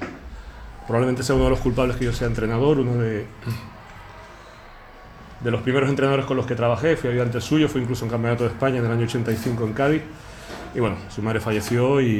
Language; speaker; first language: Spanish; native; Spanish